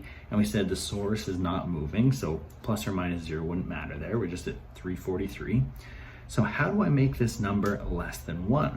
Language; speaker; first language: English; native; English